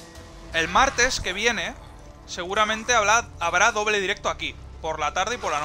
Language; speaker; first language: Spanish; native; Spanish